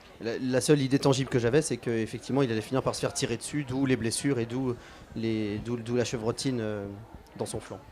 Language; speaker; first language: French; native; French